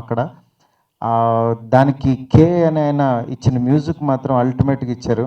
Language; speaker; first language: Telugu; native; Telugu